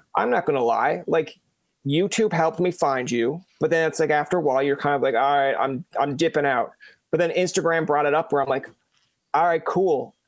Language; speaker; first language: English; native; English